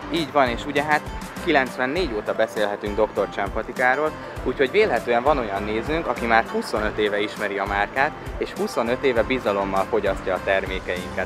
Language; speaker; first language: Hungarian; native; Hungarian